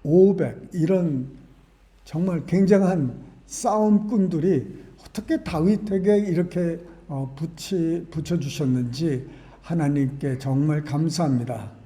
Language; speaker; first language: Korean; native; Korean